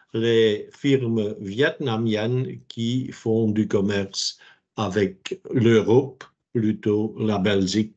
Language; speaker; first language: French; non-native, local second language; Dutch